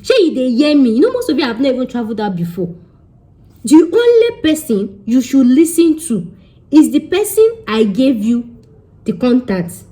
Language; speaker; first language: Nigerian Pidgin; non-native, local second language; Yoruba